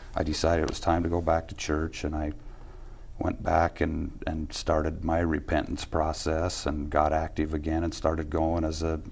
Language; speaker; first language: English; native; English